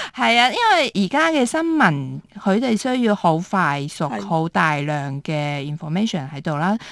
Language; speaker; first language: Cantonese; early bilingual, heritage; Cantonese